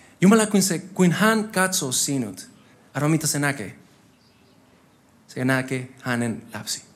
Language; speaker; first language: Finnish; non-native, fluent; Spanish